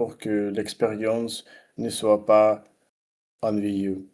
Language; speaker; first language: French; non-native, learner; Russian